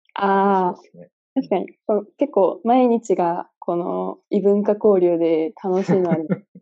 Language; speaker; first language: Japanese; early bilingual, other home language; Chinese